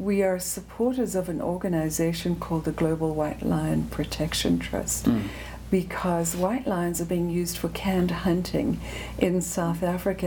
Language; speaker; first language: English; native; English